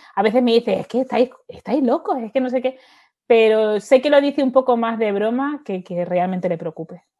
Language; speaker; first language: Spanish; native; Spanish